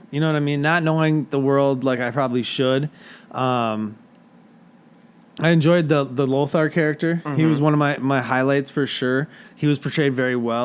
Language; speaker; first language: English; native; English